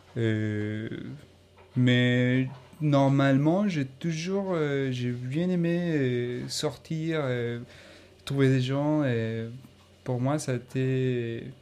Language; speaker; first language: French; non-native, fluent; Spanish